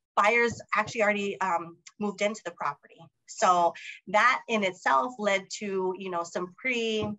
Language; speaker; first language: English; native; English